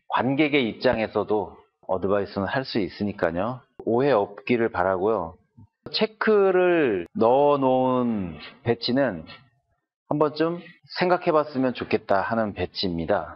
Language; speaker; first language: Korean; native; Korean